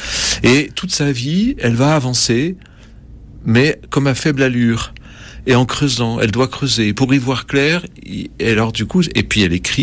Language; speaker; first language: French; native; French